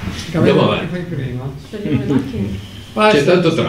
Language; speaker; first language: Italian; native; Italian